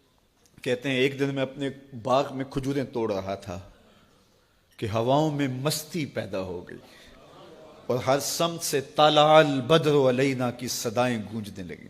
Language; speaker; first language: Urdu; native; Urdu